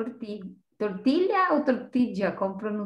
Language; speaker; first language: Spanish; non-native, learner; Portuguese